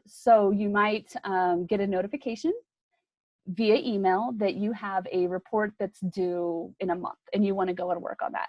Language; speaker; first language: English; native; English